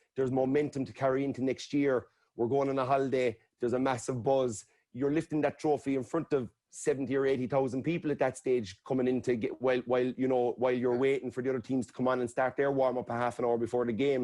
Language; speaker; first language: English; native; English